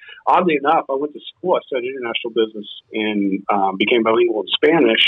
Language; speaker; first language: English; native; English